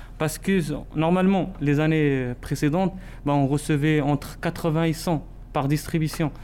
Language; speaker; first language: French; non-native, local second language; Arabic